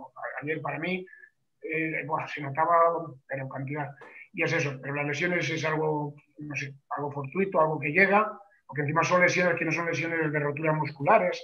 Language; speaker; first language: Spanish; native; Spanish